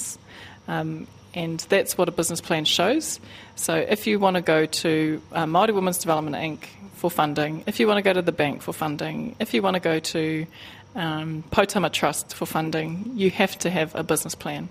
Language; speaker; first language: English; native; English